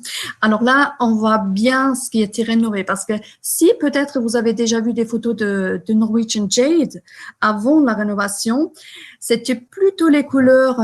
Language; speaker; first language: French; non-native, fluent; German